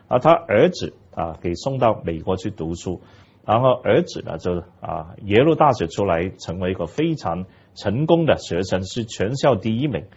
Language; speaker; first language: Chinese; non-native, local second language; Cantonese